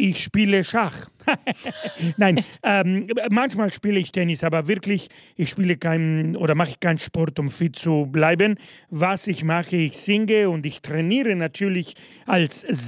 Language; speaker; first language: German; non-native, fluent; Spanish